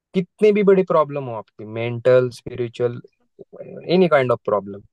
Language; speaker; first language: Hindi; non-native, local second language; Marathi